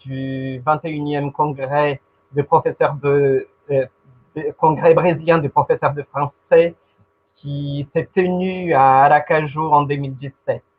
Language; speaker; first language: French; non-native, fluent; Portuguese